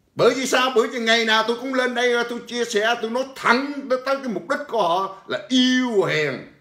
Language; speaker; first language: Vietnamese; native; Vietnamese